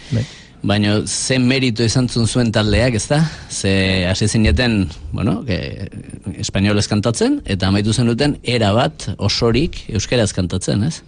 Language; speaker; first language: Basque; native; Basque